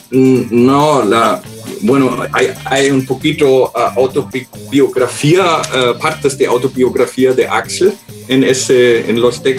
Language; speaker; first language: Spanish; non-native, learner; German